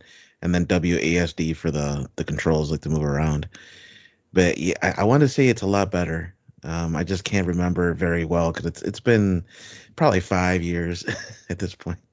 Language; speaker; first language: English; native; English